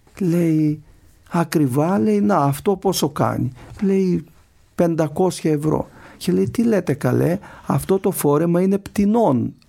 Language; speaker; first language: Greek; native; Greek